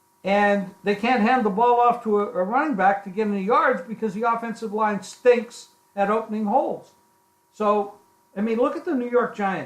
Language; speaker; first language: English; native; English